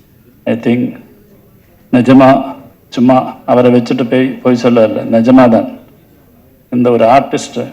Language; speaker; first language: Tamil; non-native, learner; Malayalam